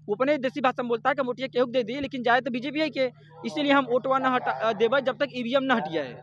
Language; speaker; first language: Hindi; native; Hindi